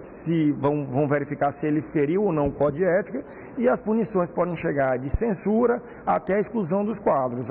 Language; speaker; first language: Portuguese; native; Portuguese